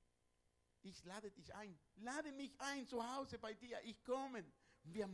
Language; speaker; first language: German; non-native, learner; Spanish